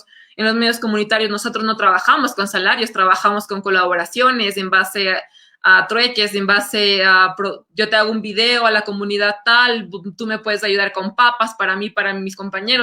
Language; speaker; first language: Spanish; native; Spanish